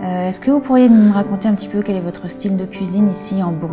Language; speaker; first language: French; native; French